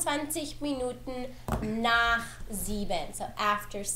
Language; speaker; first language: German; non-native, learner; English